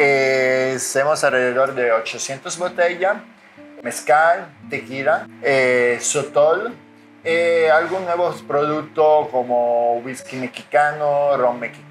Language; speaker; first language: Spanish; non-native, fluent; Italian